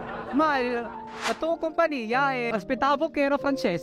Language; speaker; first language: Italian; non-native, learner; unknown